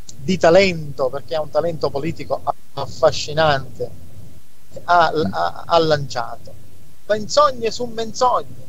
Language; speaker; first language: Italian; native; Italian